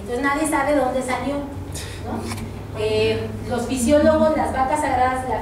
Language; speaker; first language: Spanish; native; Spanish